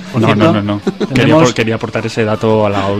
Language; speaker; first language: Spanish; native; Spanish